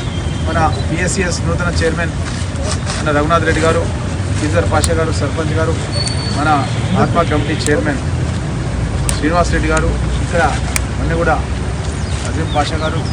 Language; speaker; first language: Telugu; native; Telugu